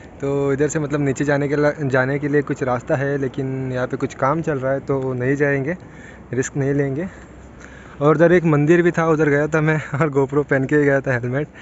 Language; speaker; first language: Hindi; non-native, local second language; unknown